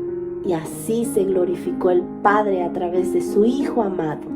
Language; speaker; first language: Spanish; native; Spanish